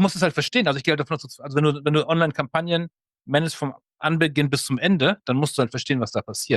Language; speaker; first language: German; native; German